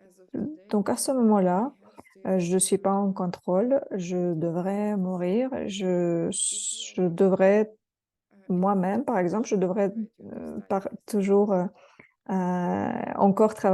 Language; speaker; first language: French; non-native, fluent; Russian